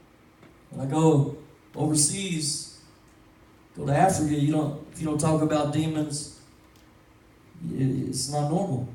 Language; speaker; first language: English; native; English